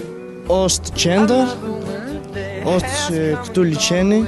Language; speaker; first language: Albanian; early bilingual, heritage; Albanian